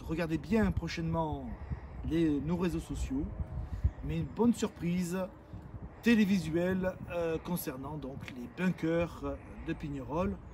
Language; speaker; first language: French; native; French